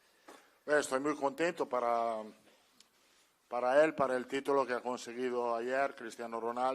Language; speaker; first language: Spanish; non-native, fluent; Italian